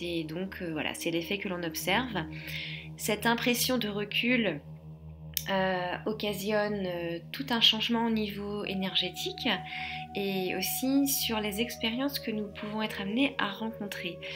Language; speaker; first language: French; native; French